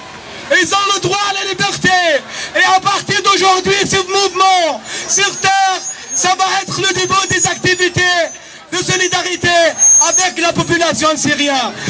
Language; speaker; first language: French; non-native, learner; Arabic